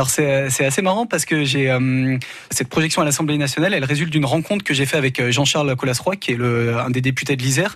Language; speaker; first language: French; native; French